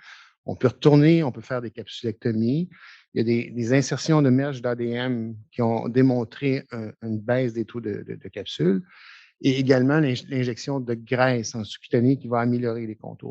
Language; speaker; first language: French; native; French